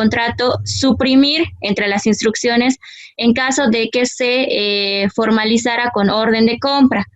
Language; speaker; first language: Spanish; native; Spanish